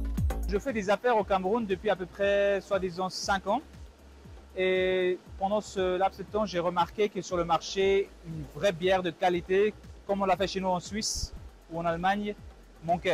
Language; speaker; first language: French; non-native, local second language; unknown